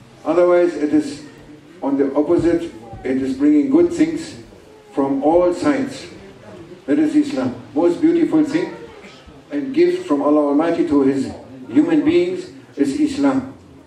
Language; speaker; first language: English; non-native, fluent; German